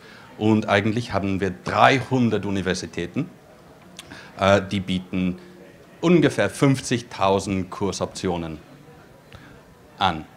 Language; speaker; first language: German; non-native, fluent; English